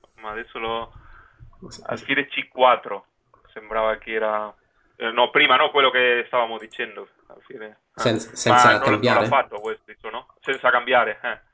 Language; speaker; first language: Italian; non-native, fluent; Spanish